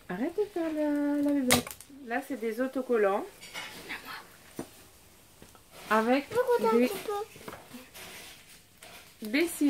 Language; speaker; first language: French; native; French